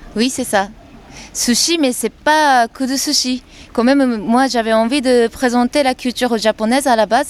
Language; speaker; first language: French; non-native, fluent; Japanese